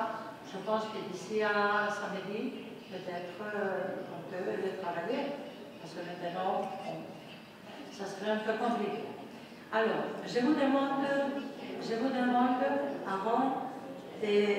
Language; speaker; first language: French; non-native, fluent; Spanish